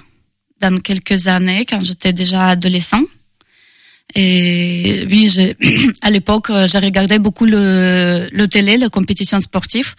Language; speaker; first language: French; non-native, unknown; Russian